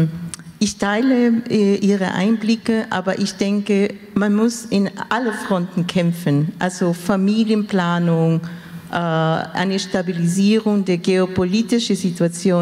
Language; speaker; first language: German; non-native, fluent; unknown